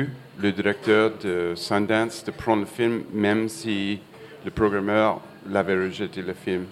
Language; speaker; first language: French; non-native, fluent; English